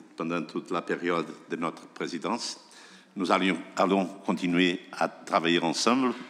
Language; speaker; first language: French; non-native, fluent; Portuguese